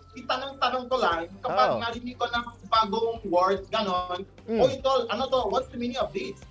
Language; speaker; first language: Filipino; non-native, learner; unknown